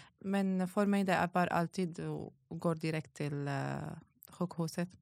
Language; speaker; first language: Swedish; non-native, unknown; Arabic